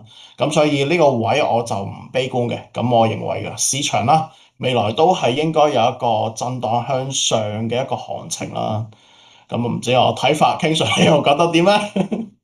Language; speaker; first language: Cantonese; native; Cantonese